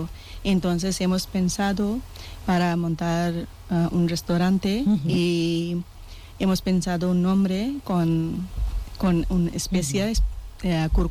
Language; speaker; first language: Spanish; non-native, learner; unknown